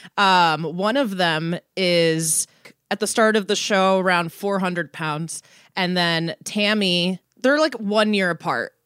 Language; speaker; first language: English; native; English